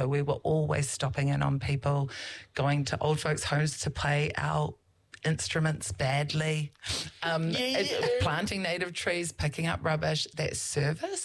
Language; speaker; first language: English; native; English